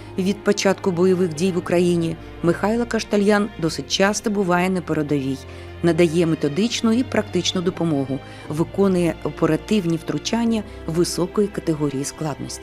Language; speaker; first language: Ukrainian; native; Ukrainian